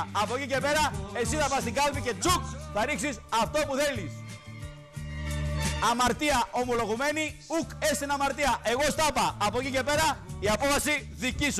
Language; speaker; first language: Greek; native; Greek